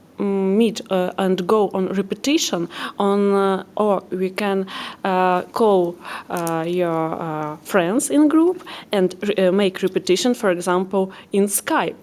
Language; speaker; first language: English; non-native, learner; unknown